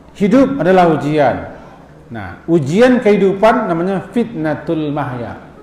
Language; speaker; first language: Malay; non-native, local second language; Minangkabau